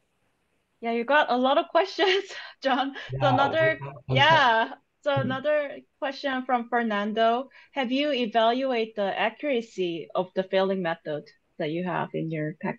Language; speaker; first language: English; non-native, fluent; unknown